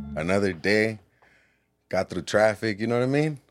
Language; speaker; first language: English; early bilingual, other home language; Spanish